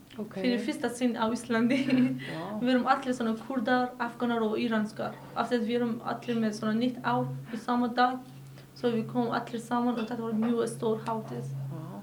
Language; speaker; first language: Icelandic; non-native, learner; Persian